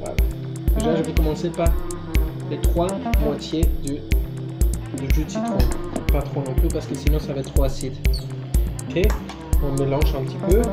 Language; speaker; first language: French; non-native, fluent; Spanish